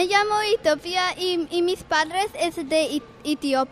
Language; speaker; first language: Spanish; non-native, learner; English